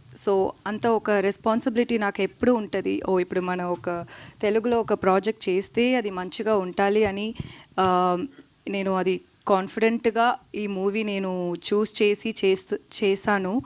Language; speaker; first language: Telugu; non-native, learner; Tamil